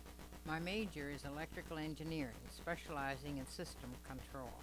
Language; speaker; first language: English; non-native, learner; Chinese